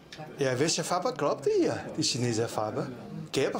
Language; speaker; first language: German; non-native, fluent; Chinese